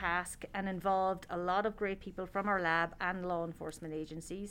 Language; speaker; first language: English; native; English